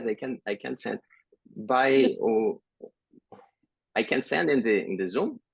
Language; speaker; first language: English; non-native, learner; Portuguese